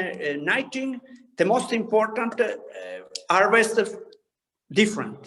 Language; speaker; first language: English; non-native, learner; Italian